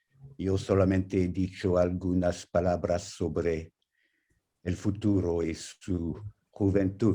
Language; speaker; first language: Spanish; non-native, fluent; English